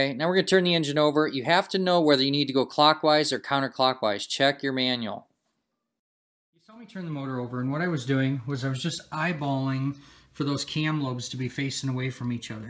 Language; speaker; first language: English; native; English